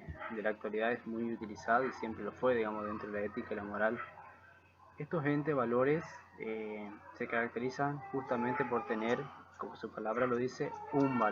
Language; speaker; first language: Spanish; native; Spanish